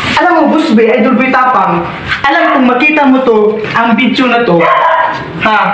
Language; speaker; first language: Filipino; non-native, local second language; Cebuano